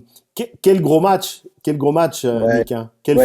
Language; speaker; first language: French; native; French